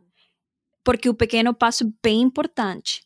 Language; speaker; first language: Portuguese; non-native, fluent; Spanish